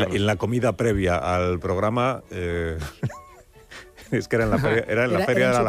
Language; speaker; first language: Spanish; native; Spanish